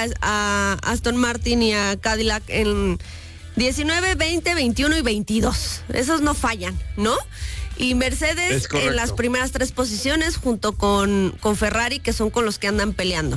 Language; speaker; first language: Spanish; native; Spanish